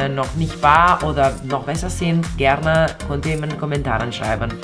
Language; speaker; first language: German; non-native, fluent; Spanish